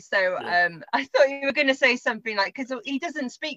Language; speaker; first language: English; native; English